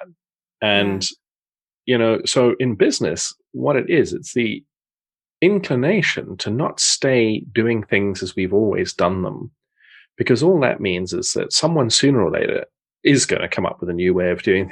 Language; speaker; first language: English; native; English